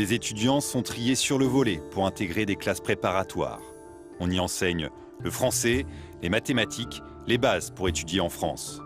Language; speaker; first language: French; native; French